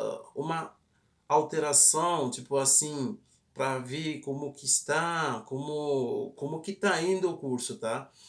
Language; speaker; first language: Portuguese; non-native, fluent; Haitian Creole